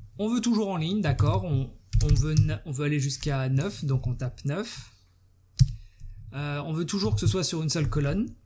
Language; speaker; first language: French; native; French